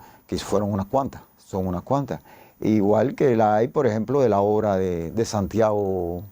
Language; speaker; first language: Spanish; native; Spanish